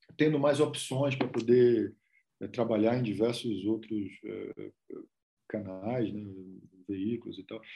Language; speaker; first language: Portuguese; native; Portuguese